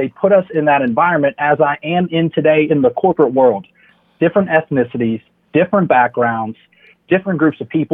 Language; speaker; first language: English; native; English